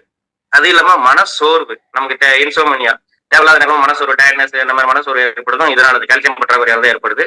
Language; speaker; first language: Tamil; native; Tamil